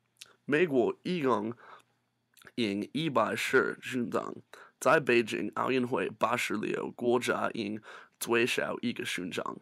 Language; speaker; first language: Chinese; non-native, learner; English